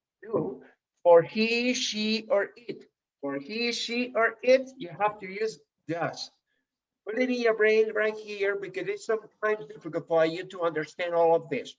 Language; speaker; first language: English; non-native, fluent; Spanish